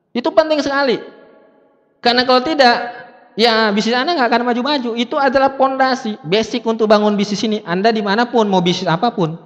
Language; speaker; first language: Indonesian; non-native, local second language; Buginese